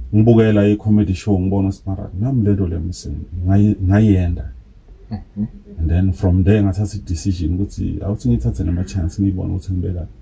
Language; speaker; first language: Zulu; non-native, local second language; Swati